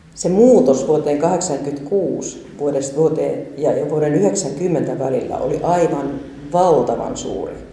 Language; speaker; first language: Finnish; native; Finnish